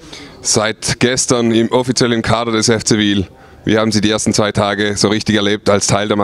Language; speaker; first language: German; native; German